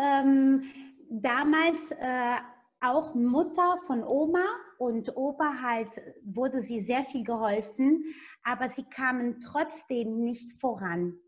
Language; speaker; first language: German; non-native, fluent; Italian